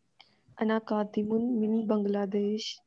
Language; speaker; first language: Arabic; non-native, learner; Urdu